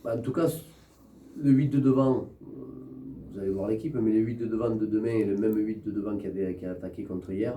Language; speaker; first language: French; native; French